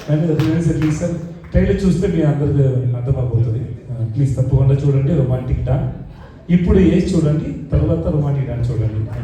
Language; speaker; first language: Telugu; non-native, learner; Tamil